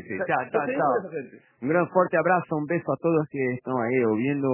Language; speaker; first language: Spanish; non-native, fluent; Portuguese